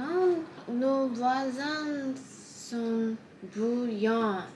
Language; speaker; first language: French; non-native, learner; English